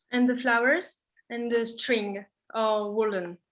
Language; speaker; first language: English; non-native, learner; French